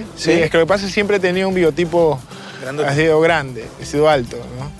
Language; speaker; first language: Spanish; native; Spanish